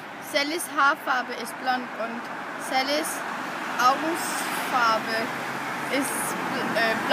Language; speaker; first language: German; non-native, learner; Danish